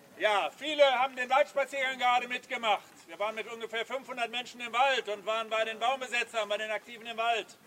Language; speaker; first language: German; native; German